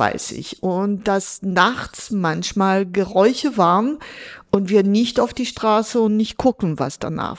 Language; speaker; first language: German; non-native, fluent; Portuguese